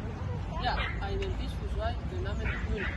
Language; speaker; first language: German; non-native, learner; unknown